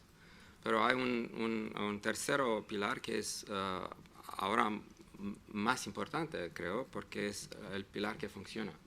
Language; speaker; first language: Spanish; non-native, fluent; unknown